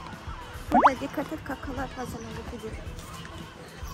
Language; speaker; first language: Turkish; non-native, learner; Russian